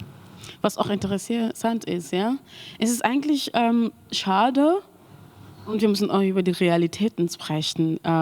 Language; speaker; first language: German; non-native, learner; Mandingo